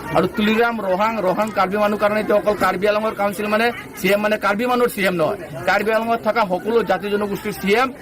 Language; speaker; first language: Assamese; non-native, local second language; Bangla